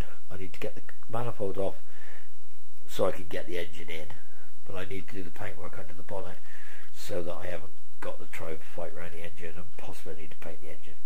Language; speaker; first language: English; native; English